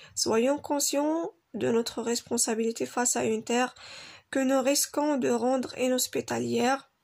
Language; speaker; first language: French; non-native, local second language; Arabic